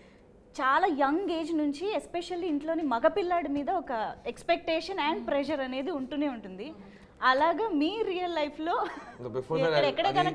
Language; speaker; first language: Telugu; native; Telugu